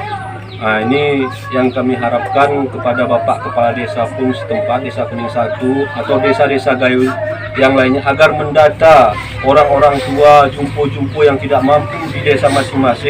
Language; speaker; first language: Indonesian; non-native, local second language; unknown